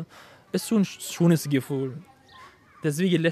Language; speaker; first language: German; non-native, fluent; Arabic